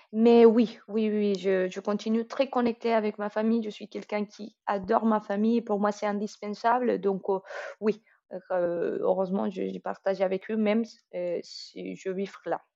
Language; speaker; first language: French; non-native, fluent; Spanish